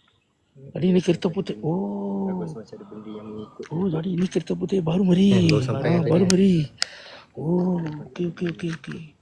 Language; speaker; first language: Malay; non-native, local second language; Tamil